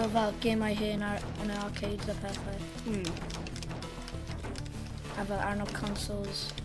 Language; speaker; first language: Welsh; non-native, local second language; English